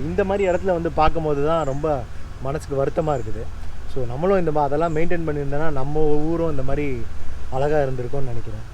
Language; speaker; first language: Tamil; native; Tamil